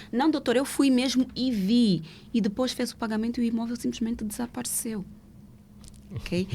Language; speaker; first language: Portuguese; native; Portuguese